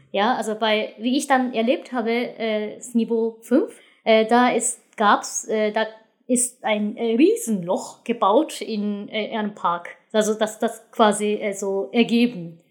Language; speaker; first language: German; non-native, fluent; Japanese